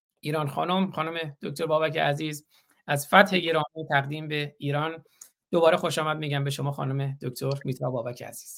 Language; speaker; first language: Persian; native; Persian